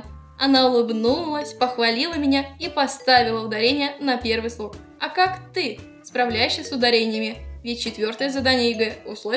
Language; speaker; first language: Russian; native; Russian